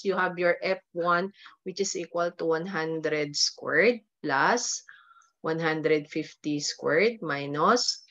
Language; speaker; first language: English; non-native, local second language; Filipino